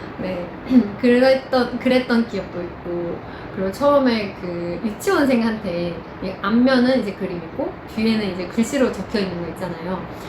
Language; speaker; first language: Korean; non-native, fluent; Chinese